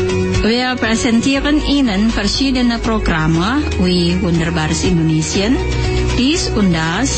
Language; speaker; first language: German; non-native, fluent; Indonesian